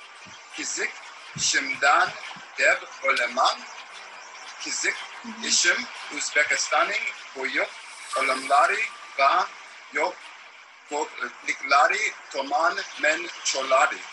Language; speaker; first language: Uzbek; non-native, learner; English